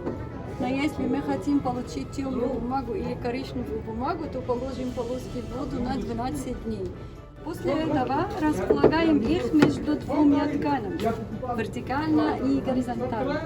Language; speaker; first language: Russian; non-native, fluent; Arabic